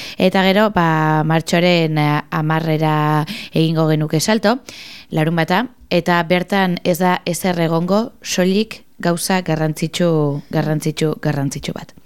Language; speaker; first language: Basque; native; Basque